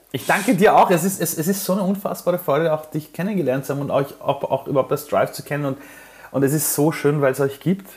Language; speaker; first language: German; early bilingual, other home language; Persian